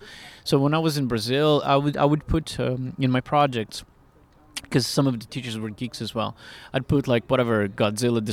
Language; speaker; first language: English; non-native, fluent; Portuguese